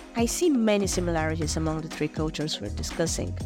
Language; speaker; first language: English; non-native, fluent; Bulgarian